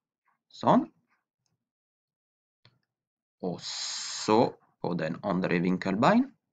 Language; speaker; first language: Norwegian; non-native, fluent; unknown